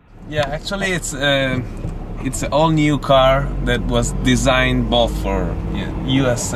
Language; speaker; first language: English; non-native, fluent; Italian